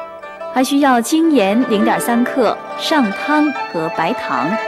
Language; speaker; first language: Chinese; native; Chinese